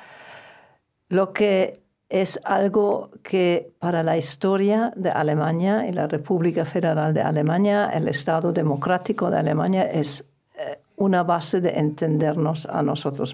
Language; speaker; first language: Spanish; non-native, fluent; German